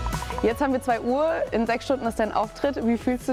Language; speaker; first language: German; native; German